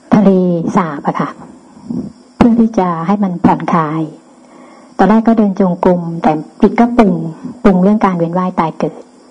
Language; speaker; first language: Thai; native; Thai